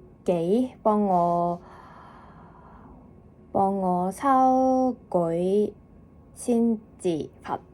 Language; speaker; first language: Cantonese; non-native, learner; Japanese